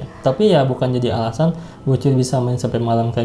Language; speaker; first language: Indonesian; native; Indonesian